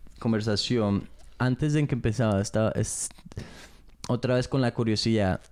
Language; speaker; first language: Spanish; early bilingual, heritage; Spanish